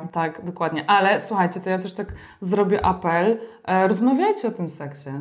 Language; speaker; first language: Polish; native; Polish